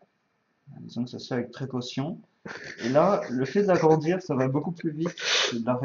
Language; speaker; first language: French; native; French